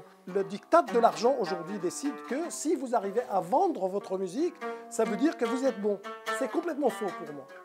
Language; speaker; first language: French; non-native, fluent; Arabic